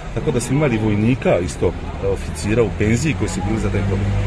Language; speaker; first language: Serbian; early bilingual, heritage; French